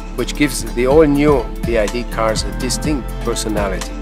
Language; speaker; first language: English; non-native, fluent; German